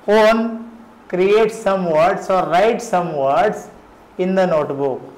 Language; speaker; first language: English; non-native, local second language; Marathi